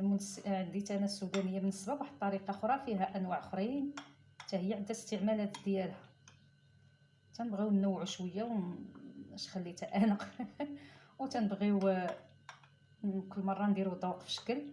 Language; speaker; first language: Arabic; native; Arabic